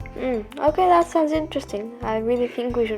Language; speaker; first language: English; early bilingual, other home language; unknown